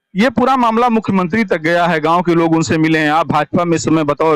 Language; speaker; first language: Hindi; native; Hindi